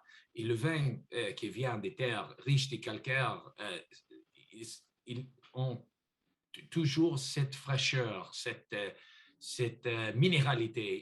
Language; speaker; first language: French; non-native, learner; English